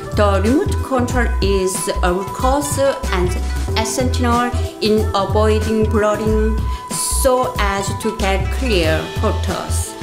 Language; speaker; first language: English; non-native, learner; Korean